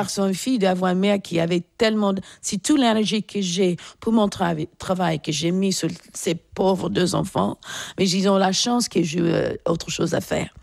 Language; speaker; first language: French; non-native, fluent; English